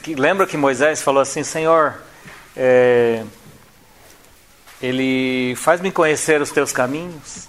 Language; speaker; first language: Portuguese; native; Portuguese